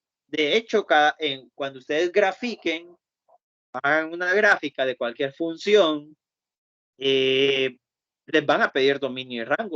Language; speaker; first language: Spanish; native; Spanish